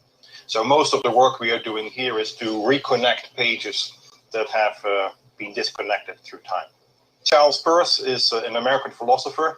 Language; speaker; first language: English; non-native, fluent; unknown